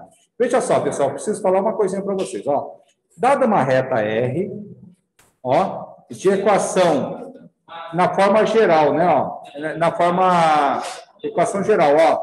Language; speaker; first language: Portuguese; native; Portuguese